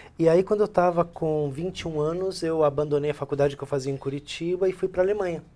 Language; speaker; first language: Portuguese; early bilingual, other home language; Spanish